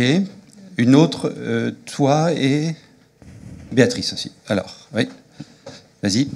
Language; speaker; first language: French; native; French